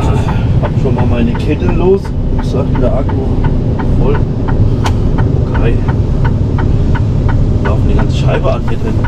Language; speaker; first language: German; native; German